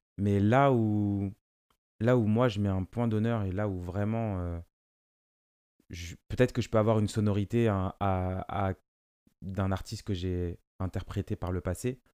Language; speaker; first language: French; native; French